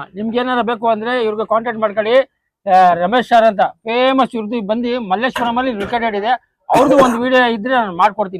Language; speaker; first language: Kannada; non-native, local second language; Urdu